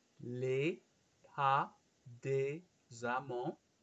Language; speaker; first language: French; non-native, learner; English